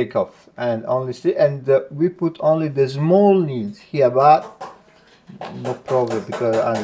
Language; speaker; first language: English; non-native, learner; Italian